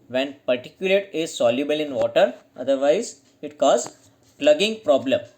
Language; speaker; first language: English; non-native, local second language; Gujarati